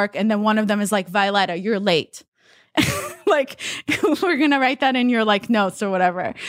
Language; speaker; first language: English; non-native, fluent; Hebrew